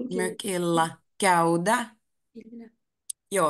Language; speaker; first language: Finnish; native; Finnish